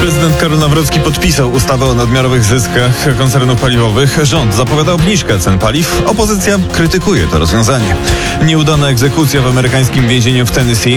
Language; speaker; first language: Polish; native; Polish